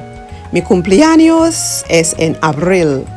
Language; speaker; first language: Spanish; non-native, learner; English